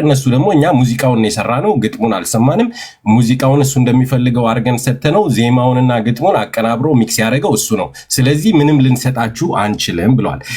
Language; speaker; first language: Amharic; non-native, local second language; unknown